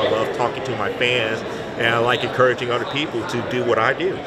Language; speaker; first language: English; native; English